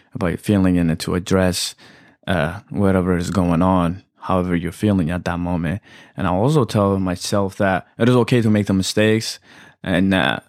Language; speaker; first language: English; early bilingual, other home language; Amharic